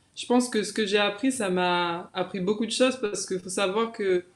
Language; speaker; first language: French; native; French